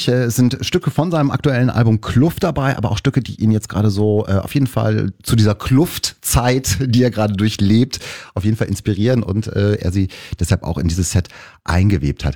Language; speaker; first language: German; native; German